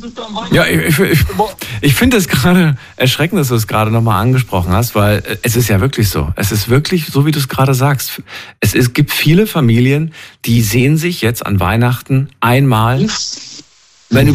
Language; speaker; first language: German; native; German